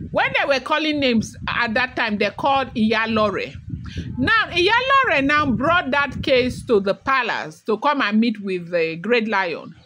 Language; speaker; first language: English; non-native, local second language; Yoruba